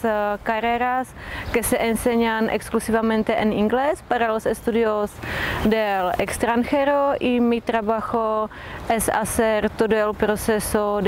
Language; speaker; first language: Spanish; non-native, fluent; Czech